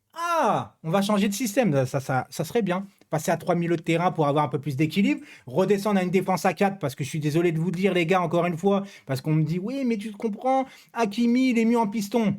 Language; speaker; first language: French; native; French